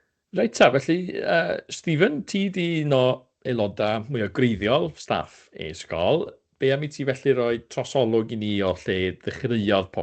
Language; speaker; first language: Welsh; native; Welsh